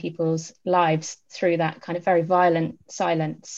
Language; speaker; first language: English; native; English